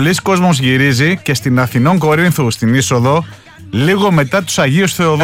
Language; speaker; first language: Greek; native; Greek